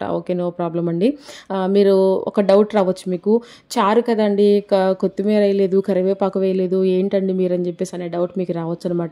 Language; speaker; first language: Telugu; native; Telugu